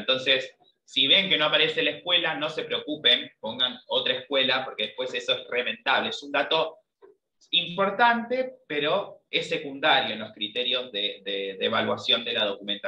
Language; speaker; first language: Spanish; native; Spanish